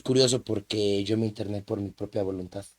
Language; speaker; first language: Spanish; native; Spanish